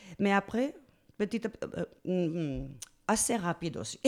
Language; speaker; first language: French; non-native, learner; Spanish